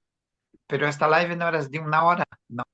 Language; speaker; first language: Spanish; non-native, fluent; Portuguese